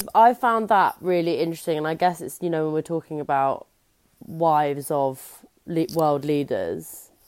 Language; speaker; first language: English; native; English